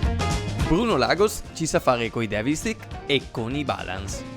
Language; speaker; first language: Italian; native; Italian